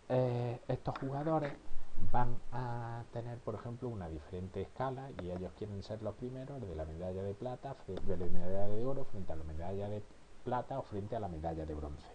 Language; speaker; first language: Spanish; native; Spanish